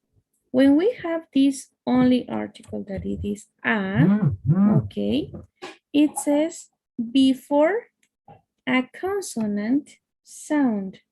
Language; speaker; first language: English; non-native, fluent; Spanish